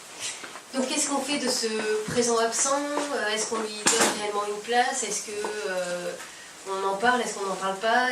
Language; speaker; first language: French; native; French